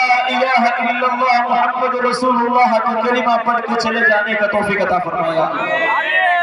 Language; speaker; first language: Urdu; non-native, fluent; Bangla